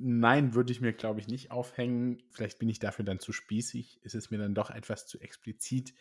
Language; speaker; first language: German; native; German